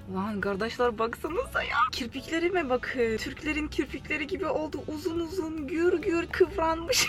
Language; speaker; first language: Turkish; non-native, fluent; Kyrgyz